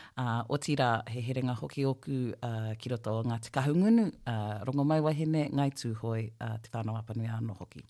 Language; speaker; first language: Māori; native; Māori